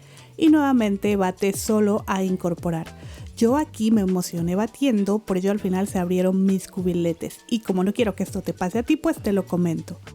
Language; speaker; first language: Spanish; native; Spanish